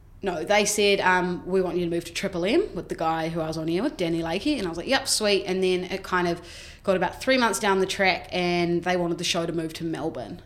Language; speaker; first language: English; native; English